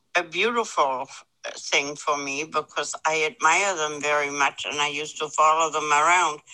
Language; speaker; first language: English; non-native, fluent; German